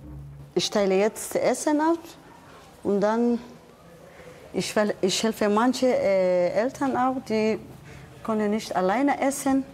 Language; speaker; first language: German; non-native, learner; Somali